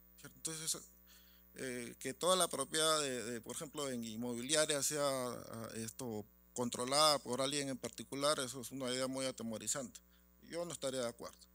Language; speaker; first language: Spanish; native; Spanish